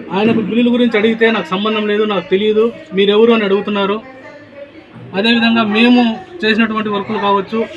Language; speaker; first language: Telugu; native; Telugu